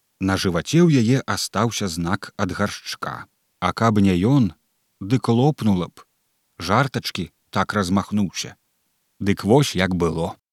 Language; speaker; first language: Belarusian; native; Belarusian